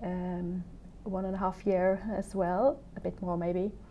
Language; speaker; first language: English; non-native, fluent; Norwegian